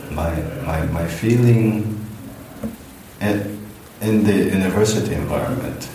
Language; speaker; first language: English; non-native, fluent; Korean